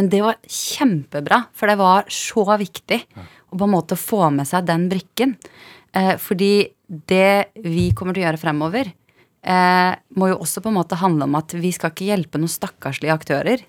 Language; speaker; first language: Norwegian; early bilingual, other home language; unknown